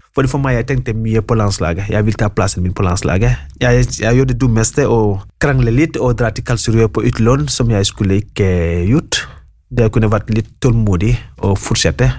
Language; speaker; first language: Norwegian; non-native, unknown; Wolof